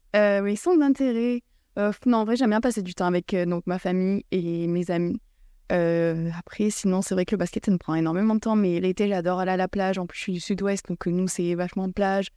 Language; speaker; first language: French; native; French